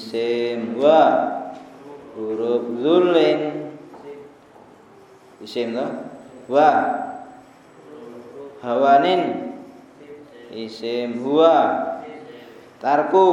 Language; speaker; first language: Arabic; non-native, learner; Indonesian